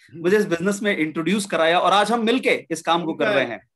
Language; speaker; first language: Hindi; native; Hindi